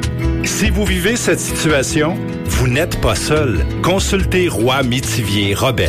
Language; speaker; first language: French; native; French